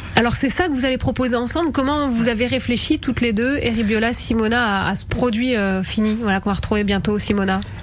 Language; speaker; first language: French; native; French